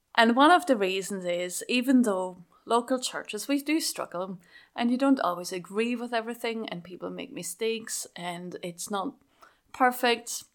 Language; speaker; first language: English; non-native, fluent; Swiss German